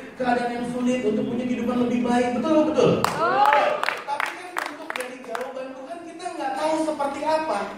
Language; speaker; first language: Indonesian; native; Indonesian